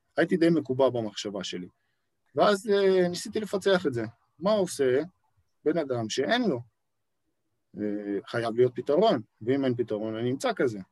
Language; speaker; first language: Hebrew; native; Hebrew